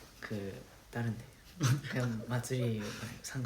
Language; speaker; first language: Korean; non-native, fluent; Japanese